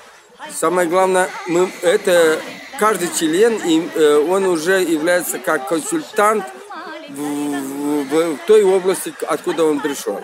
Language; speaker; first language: Russian; non-native, local second language; Romanian